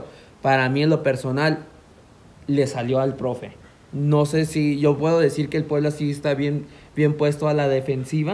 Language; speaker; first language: Spanish; native; Spanish